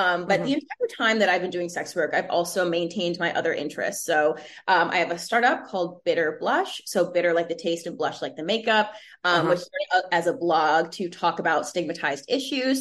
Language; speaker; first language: English; native; English